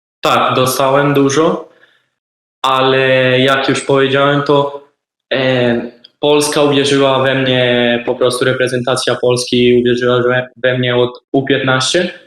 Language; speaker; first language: Polish; early bilingual, heritage; Polish